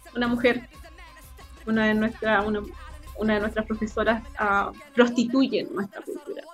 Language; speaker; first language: Spanish; native; Spanish